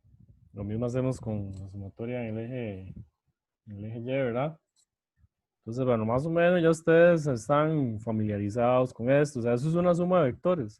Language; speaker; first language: Spanish; native; Spanish